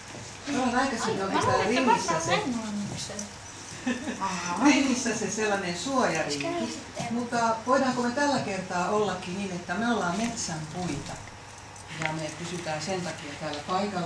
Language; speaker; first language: Finnish; native; Finnish